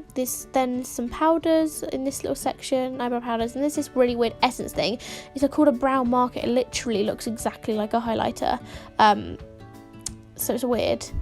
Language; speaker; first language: English; native; English